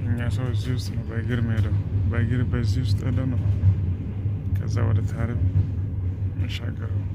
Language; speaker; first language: Amharic; non-native, local second language; Oromo